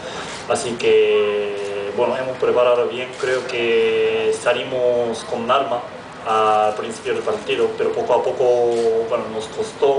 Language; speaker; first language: Spanish; non-native, fluent; Japanese